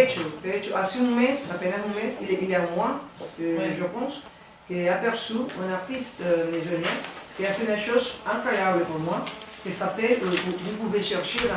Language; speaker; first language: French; non-native, learner; Spanish